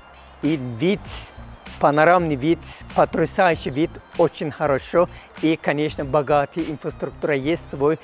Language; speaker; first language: Russian; non-native, fluent; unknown